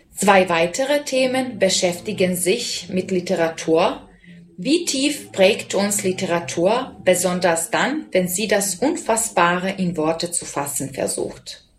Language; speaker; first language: German; non-native, fluent; Serbian